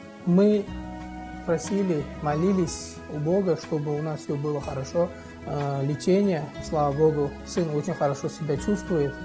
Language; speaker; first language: Russian; non-native, fluent; Uzbek